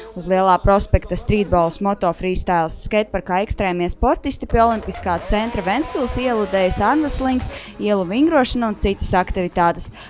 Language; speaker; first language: Latvian; native; Latvian